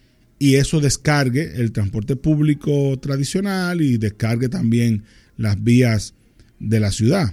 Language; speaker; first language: Spanish; native; Spanish